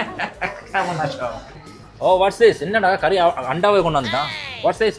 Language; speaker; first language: English; non-native, learner; Tamil